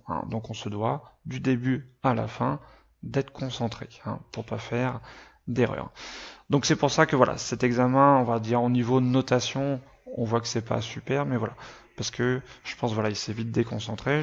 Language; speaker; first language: French; native; French